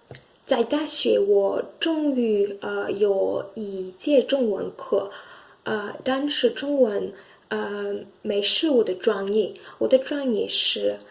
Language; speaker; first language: Chinese; non-native, learner; French